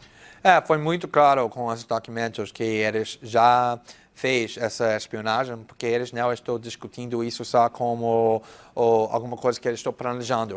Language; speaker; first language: Portuguese; non-native, fluent; English